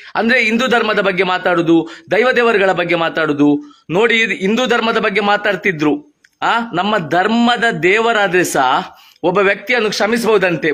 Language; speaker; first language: Kannada; non-native, local second language; Tulu